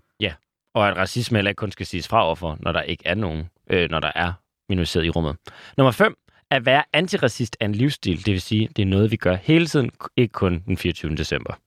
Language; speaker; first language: Danish; native; Danish